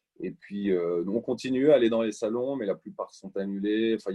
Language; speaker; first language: French; native; French